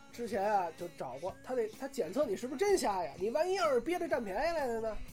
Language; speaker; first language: Chinese; native; Chinese